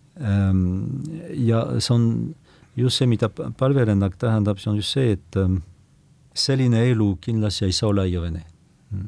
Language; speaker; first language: Estonian; non-native, fluent; French